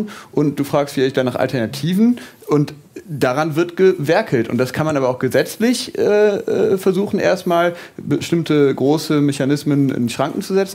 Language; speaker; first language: German; native; German